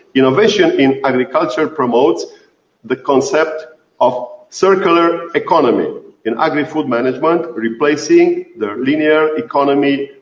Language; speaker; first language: English; non-native, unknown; Romanian